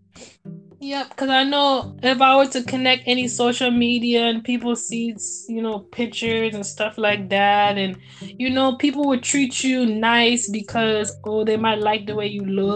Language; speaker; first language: English; native; English